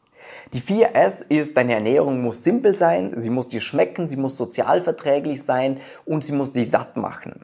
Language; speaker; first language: German; native; German